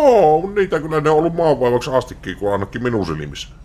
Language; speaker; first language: Finnish; native; Finnish